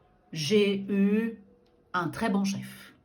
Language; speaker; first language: French; non-native, fluent; Portuguese